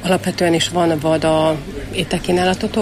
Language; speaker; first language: Hungarian; native; Hungarian